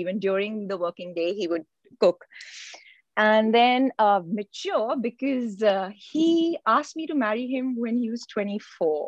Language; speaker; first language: English; non-native, local second language; Hindi